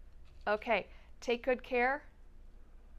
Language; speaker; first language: English; native; English